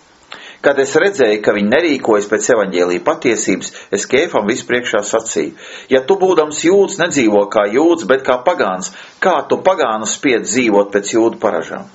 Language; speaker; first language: Latvian; native; Latvian